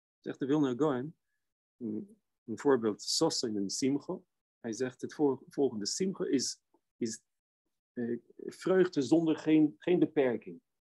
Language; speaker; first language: Dutch; non-native, fluent; Hebrew